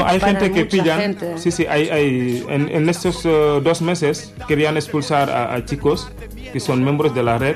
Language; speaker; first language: Spanish; non-native, learner; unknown